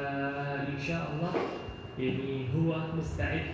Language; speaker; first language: Arabic; non-native, fluent; Indonesian